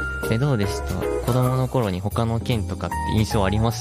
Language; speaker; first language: Japanese; native; Japanese